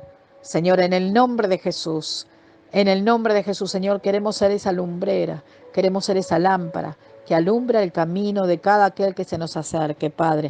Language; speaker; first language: Spanish; native; Spanish